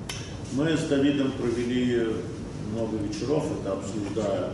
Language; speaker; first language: Russian; early bilingual, other home language; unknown